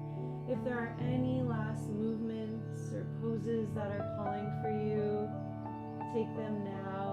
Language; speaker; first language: English; native; English